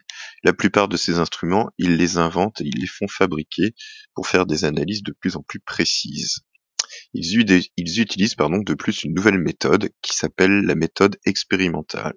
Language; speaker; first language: French; native; French